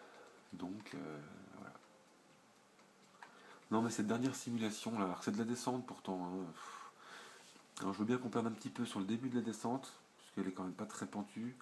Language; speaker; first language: French; native; French